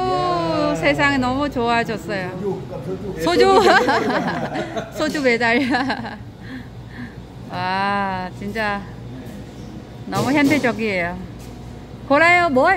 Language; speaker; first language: Korean; non-native, learner; Vietnamese